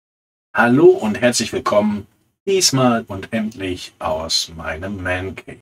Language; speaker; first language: German; native; German